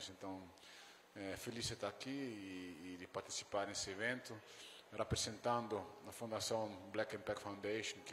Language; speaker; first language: Portuguese; non-native, fluent; Dutch